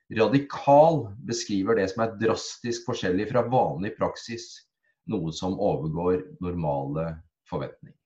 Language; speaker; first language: Norwegian; native; Norwegian